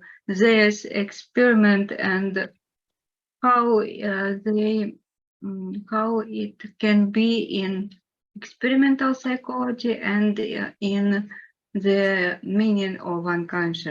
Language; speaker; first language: English; non-native, learner; Russian